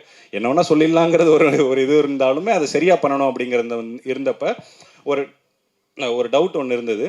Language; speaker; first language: Tamil; native; Tamil